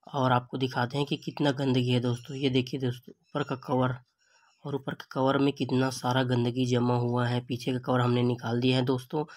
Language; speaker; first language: Hindi; native; Hindi